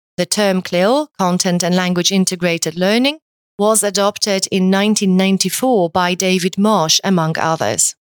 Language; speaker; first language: English; non-native, fluent; Polish